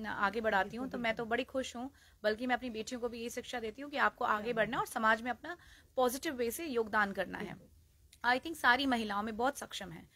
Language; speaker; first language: Hindi; native; Hindi